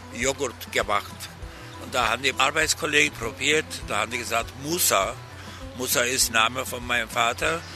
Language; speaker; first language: German; non-native, learner; Turkish